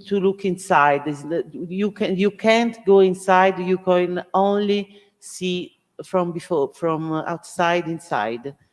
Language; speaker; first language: English; non-native, learner; Italian